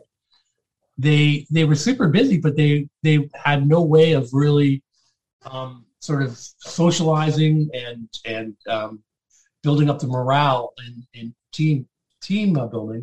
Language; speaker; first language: English; native; English